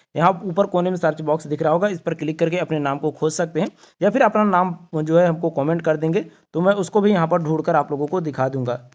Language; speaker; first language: Hindi; native; Hindi